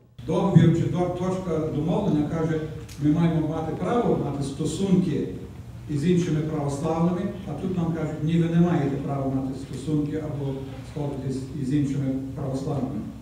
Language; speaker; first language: Ukrainian; early bilingual, heritage; Ukrainian